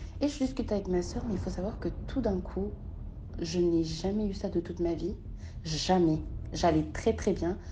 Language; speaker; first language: French; early bilingual, other home language; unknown